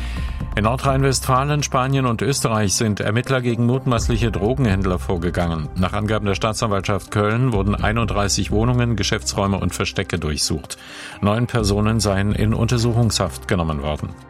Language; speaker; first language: German; native; German